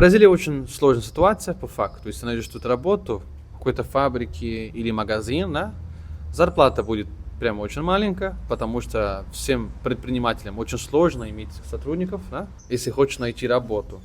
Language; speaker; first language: Russian; non-native, fluent; Portuguese